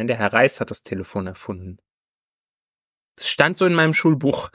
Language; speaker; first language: German; native; German